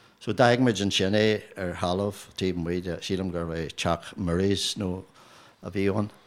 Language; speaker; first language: Irish; non-native, local second language; English